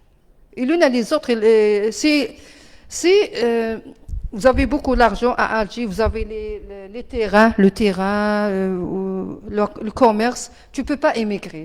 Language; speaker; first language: French; non-native, learner; Arabic